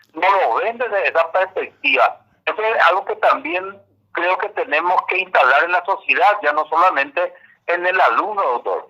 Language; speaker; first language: Spanish; native; Spanish